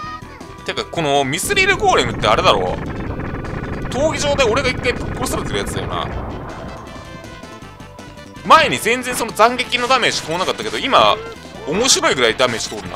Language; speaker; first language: Japanese; native; Japanese